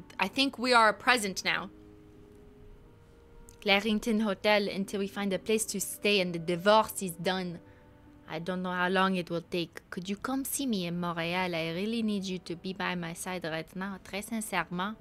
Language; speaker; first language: English; native; English